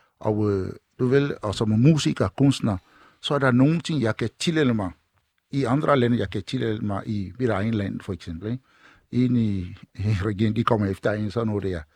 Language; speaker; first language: Danish; non-native, fluent; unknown